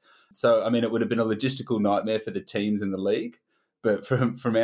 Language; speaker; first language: English; native; English